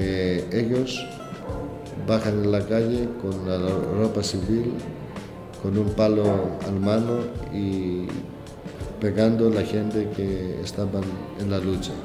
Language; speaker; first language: Spanish; non-native, learner; Greek